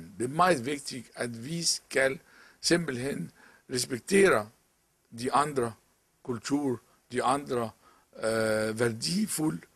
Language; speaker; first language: Danish; non-native, local second language; Arabic